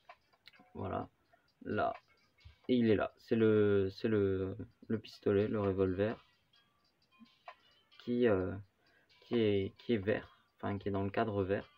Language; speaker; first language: French; native; French